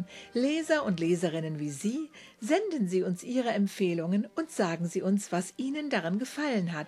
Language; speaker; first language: German; native; German